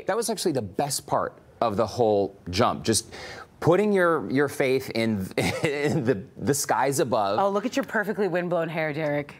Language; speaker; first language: English; native; English